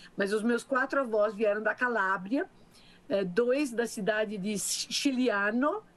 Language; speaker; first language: Portuguese; native; Portuguese